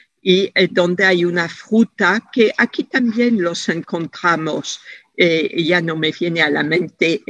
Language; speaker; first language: Spanish; non-native, fluent; French